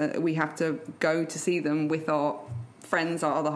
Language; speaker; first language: English; native; English